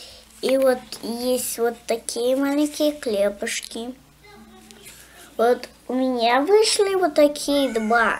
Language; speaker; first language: Russian; early bilingual, heritage; Russian